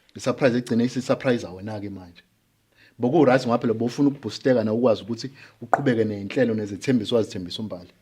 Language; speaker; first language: Zulu; native; Zulu